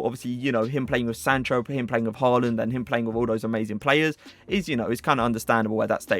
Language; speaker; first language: English; native; English